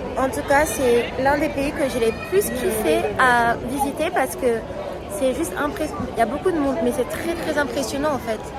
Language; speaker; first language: French; early bilingual, other home language; Arabic